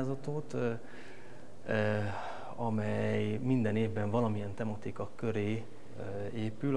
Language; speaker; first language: Hungarian; native; Hungarian